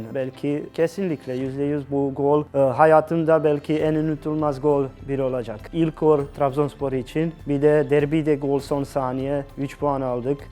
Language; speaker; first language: Turkish; non-native, learner; Bosnian